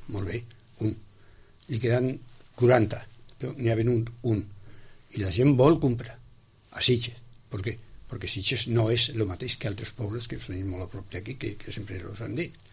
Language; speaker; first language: Catalan; non-native, local second language; Spanish